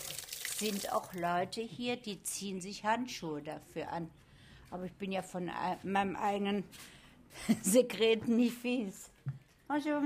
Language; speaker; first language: German; native; German